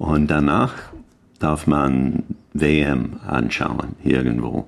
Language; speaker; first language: German; non-native, learner; English